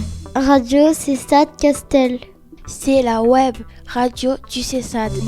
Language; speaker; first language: French; native; French